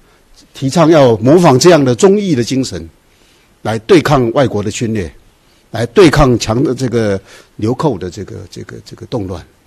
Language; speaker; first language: Chinese; native; Chinese